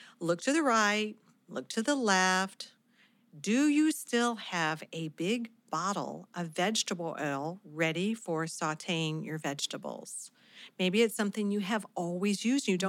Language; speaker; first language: English; native; English